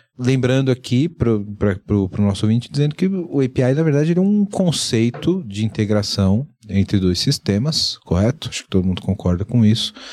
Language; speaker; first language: Portuguese; native; Portuguese